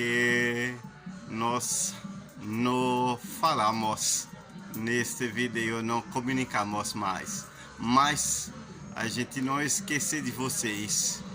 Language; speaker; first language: Portuguese; non-native, learner; Haitian Creole